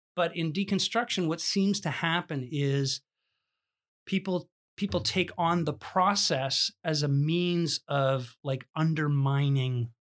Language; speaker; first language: English; native; English